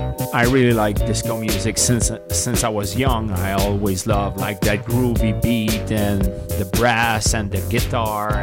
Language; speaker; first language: English; non-native, fluent; French